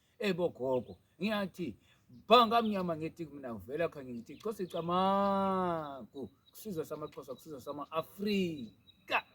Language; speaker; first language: Zulu; non-native, local second language; Xhosa